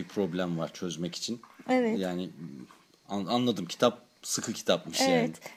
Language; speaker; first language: Turkish; native; Turkish